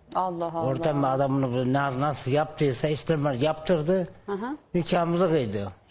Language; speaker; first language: Turkish; native; Turkish